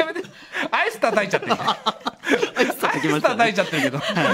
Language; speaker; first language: Japanese; native; Japanese